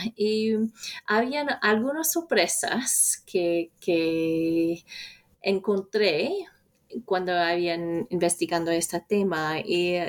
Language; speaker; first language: Spanish; non-native, fluent; English